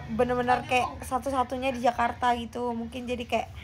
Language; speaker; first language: Indonesian; native; Indonesian